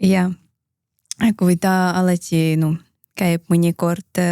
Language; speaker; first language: Estonian; non-native, local second language; Russian